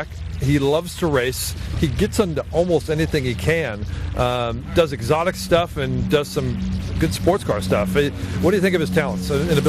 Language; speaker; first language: English; native; English